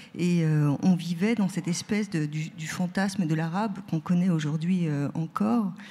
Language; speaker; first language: French; native; French